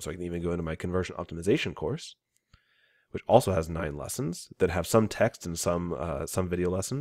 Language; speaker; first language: English; native; English